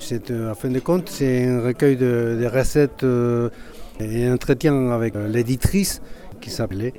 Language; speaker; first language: French; non-native, fluent; Basque